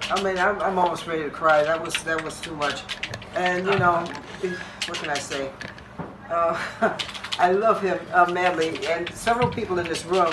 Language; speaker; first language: English; early bilingual, other home language; Spanish